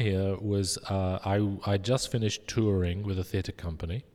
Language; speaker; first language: English; native; English